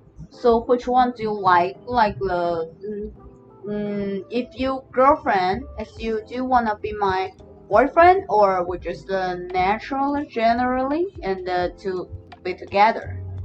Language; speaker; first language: English; non-native, learner; Chinese